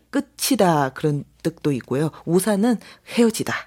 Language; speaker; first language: Korean; non-native, fluent; Chinese